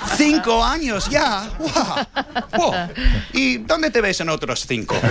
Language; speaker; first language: Spanish; non-native, fluent; English